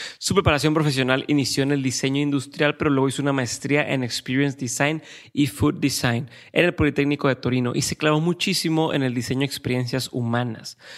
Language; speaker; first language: Spanish; native; Spanish